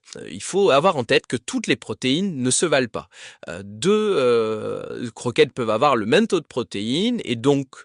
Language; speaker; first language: French; native; French